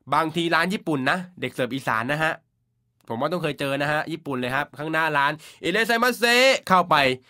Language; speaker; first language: Thai; native; Thai